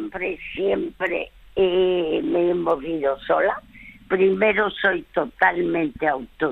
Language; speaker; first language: Spanish; early bilingual, other home language; French